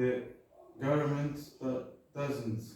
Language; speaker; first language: English; non-native, learner; Turkish